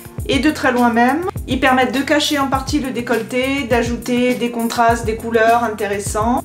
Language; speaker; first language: French; native; French